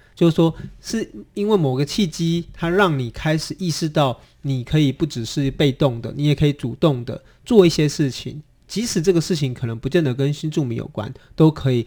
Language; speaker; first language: Chinese; native; Chinese